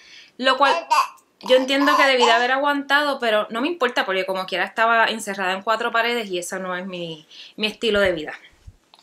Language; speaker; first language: Spanish; native; Spanish